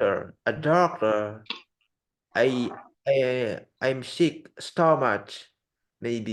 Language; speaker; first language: English; non-native, learner; Indonesian